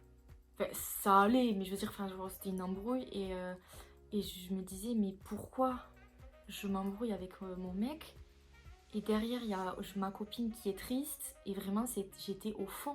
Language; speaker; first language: French; native; French